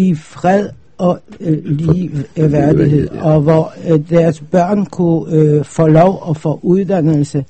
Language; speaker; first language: Danish; non-native, fluent; Polish